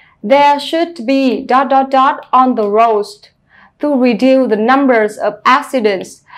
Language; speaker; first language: English; non-native, fluent; Vietnamese